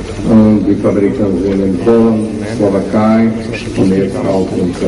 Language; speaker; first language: German; non-native, learner; Slovak